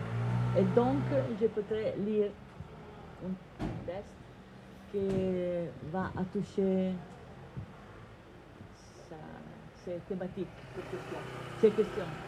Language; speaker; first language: French; non-native, learner; Italian